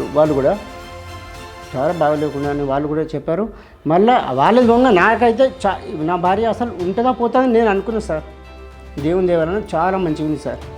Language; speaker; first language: Telugu; non-native, local second language; Lambadi